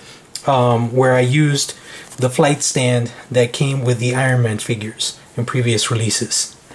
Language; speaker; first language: English; native; English